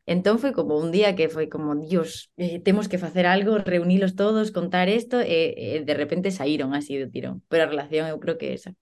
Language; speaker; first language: Galician; non-native, local second language; Spanish